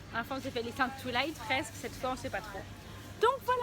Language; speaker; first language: French; native; French